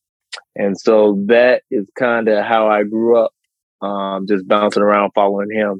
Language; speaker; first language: English; native; English